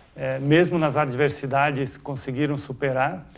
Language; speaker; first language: Portuguese; native; Portuguese